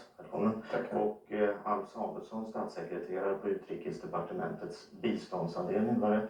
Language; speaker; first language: Swedish; native; Swedish